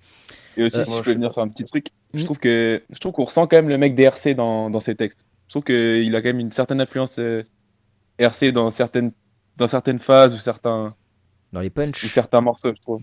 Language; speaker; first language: French; native; French